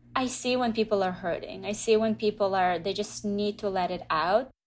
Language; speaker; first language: English; early bilingual, other home language; Russian